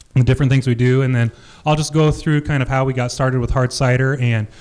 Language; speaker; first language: English; native; English